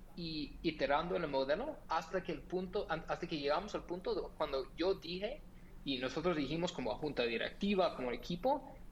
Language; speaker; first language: Spanish; non-native, fluent; English